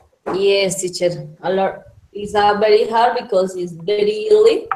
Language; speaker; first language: English; non-native, learner; Spanish